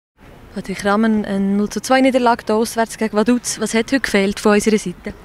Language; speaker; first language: German; native; German